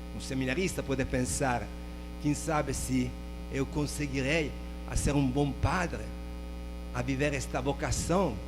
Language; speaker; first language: Portuguese; non-native, fluent; Italian